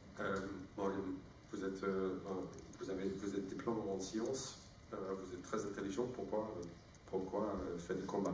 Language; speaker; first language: French; non-native, fluent; English